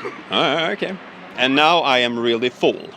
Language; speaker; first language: English; non-native, fluent; Swedish